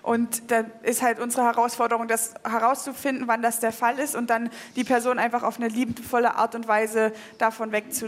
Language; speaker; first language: German; native; German